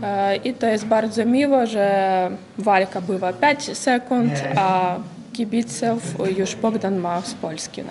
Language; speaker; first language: Polish; non-native, fluent; Ukrainian